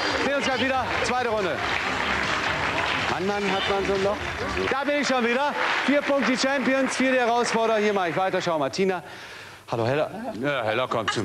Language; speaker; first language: German; native; German